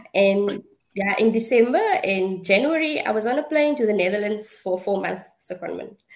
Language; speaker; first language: English; non-native, local second language; Afrikaans